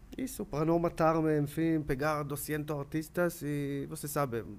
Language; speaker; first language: Portuguese; non-native, learner; Hebrew